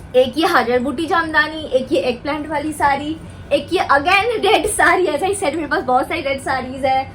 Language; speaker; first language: Hindi; non-native, local second language; Bangla